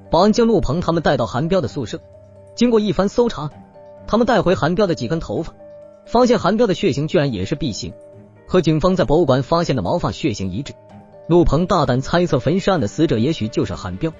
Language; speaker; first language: Chinese; native; Chinese